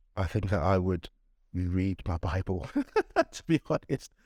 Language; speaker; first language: English; native; English